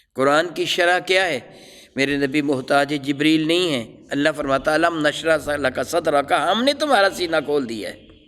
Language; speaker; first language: Urdu; non-native, local second language; Punjabi